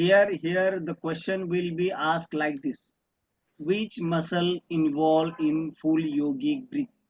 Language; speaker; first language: English; non-native, local second language; Hindi